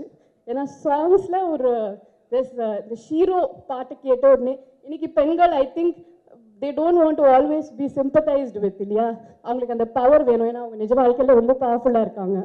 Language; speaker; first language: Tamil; non-native, fluent; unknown